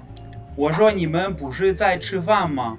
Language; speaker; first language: Chinese; non-native, fluent; Russian